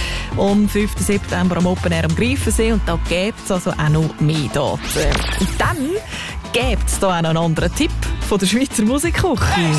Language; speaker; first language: German; native; German